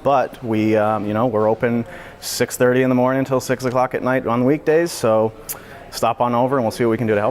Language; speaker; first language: English; native; English